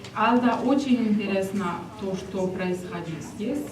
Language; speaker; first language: Russian; non-native, learner; Italian